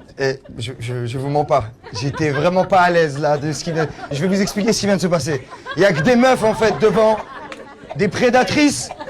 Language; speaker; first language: French; early bilingual, other home language; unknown